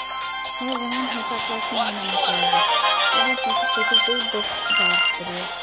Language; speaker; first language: Turkish; native; Turkish